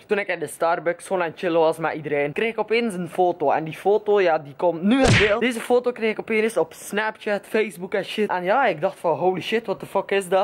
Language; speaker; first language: Dutch; native; Dutch